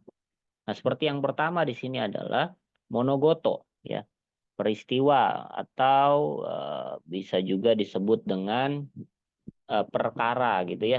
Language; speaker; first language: Indonesian; native; Indonesian